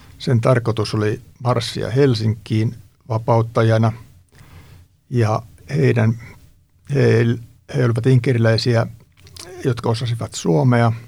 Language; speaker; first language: Finnish; native; Finnish